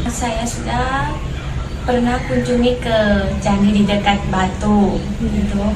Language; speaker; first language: Indonesian; non-native, learner; Thai